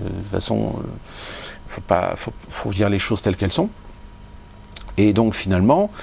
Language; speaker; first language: French; native; French